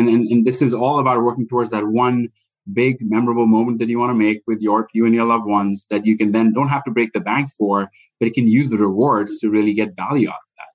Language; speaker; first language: English; non-native, local second language; Hindi